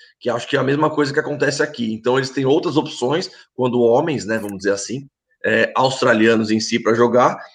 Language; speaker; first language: Portuguese; native; Portuguese